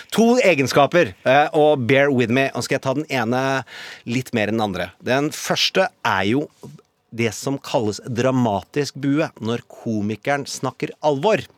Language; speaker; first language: Norwegian; native; Norwegian